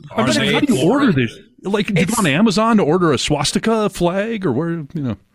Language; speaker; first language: English; native; English